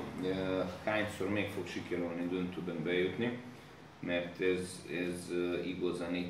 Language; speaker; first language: Hungarian; non-native, fluent; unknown